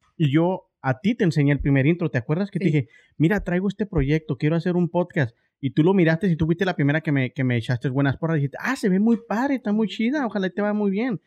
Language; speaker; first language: Spanish; native; Spanish